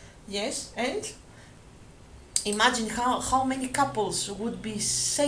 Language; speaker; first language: English; non-native, fluent; Greek